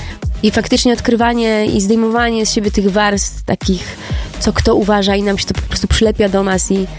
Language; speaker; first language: Polish; native; Polish